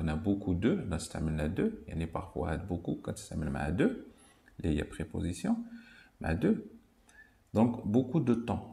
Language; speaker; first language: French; non-native, local second language; Arabic